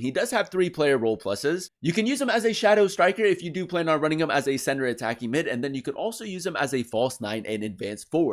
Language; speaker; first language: English; native; English